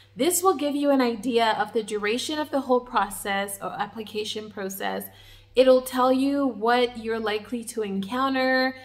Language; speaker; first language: English; native; English